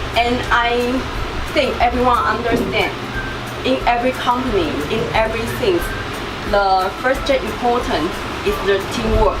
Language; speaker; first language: English; non-native, learner; Chinese